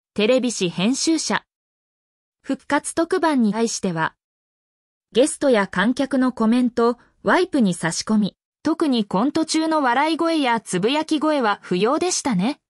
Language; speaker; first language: Japanese; native; Japanese